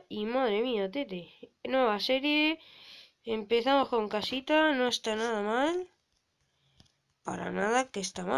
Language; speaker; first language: Spanish; native; Spanish